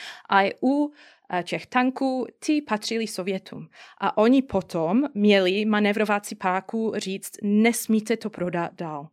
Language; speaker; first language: Czech; non-native, fluent; English